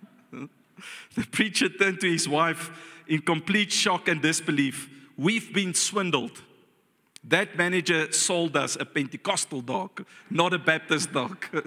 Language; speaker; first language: English; non-native, local second language; Afrikaans